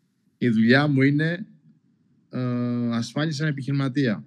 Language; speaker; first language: Greek; non-native, local second language; Albanian